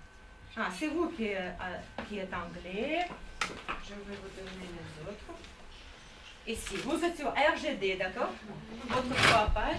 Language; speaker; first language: French; non-native, fluent; Russian